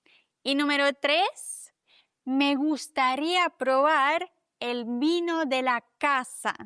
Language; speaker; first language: Spanish; non-native, fluent; German